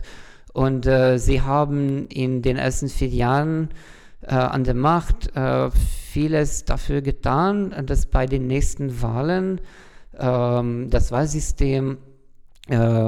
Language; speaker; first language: German; non-native, fluent; Hungarian